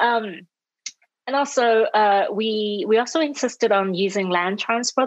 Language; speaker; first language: English; non-native, local second language; Cantonese